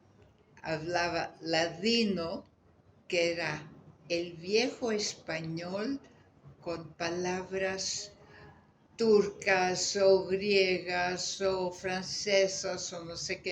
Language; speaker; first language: Spanish; native; Spanish